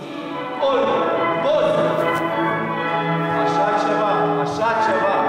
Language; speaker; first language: Romanian; non-native, learner; Russian